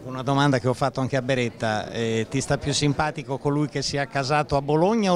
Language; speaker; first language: Italian; native; Italian